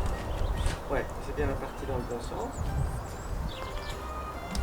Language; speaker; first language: French; native; French